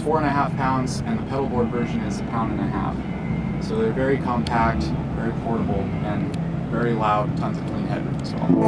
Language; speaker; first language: English; native; English